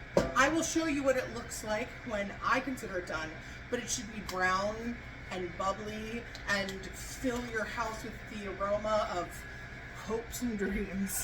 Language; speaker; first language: English; native; English